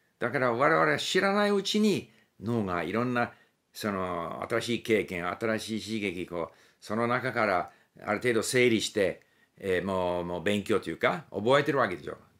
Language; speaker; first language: Japanese; non-native, fluent; English